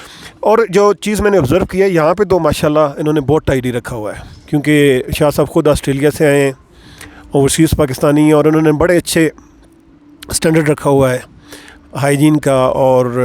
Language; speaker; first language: Urdu; native; Urdu